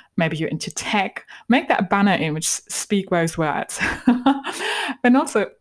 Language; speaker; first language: English; non-native, fluent; German